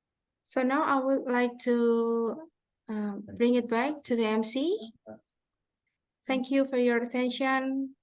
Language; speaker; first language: English; non-native, fluent; Indonesian